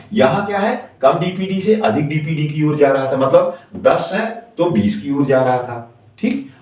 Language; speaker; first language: Hindi; native; Hindi